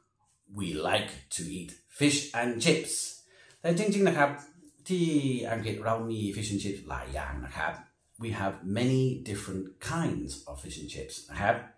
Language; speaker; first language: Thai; non-native, fluent; English